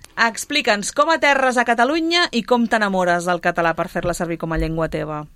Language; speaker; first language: Catalan; native; Catalan